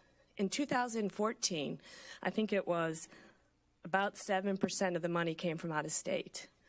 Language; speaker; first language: English; native; English